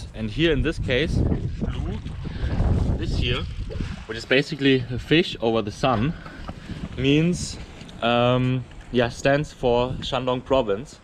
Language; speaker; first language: English; non-native, fluent; German